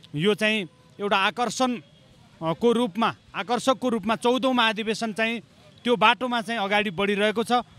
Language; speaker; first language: Nepali; native; Nepali